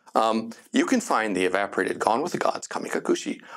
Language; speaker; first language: English; native; English